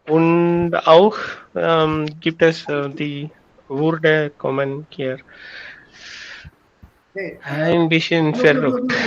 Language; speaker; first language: German; non-native, learner; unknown